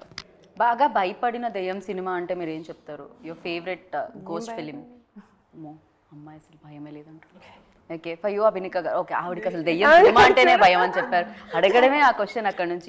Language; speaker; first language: Telugu; native; Telugu